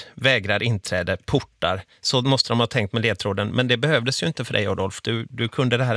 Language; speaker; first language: Swedish; native; Swedish